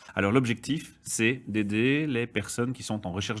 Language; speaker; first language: French; native; French